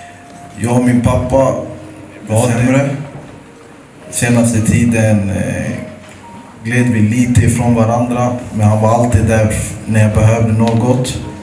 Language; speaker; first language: Swedish; early bilingual, other home language; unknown